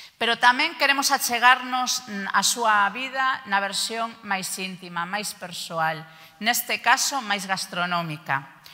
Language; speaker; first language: Galician; native; Galician